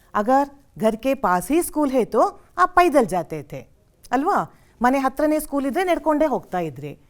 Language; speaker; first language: Hindi; non-native, local second language; Kannada